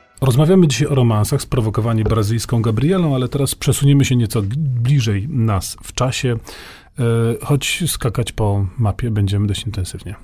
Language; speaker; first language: Polish; native; Polish